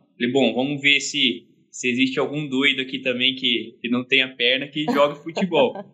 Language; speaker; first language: Portuguese; native; Portuguese